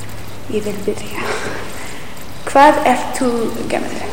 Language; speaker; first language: Icelandic; non-native, learner; English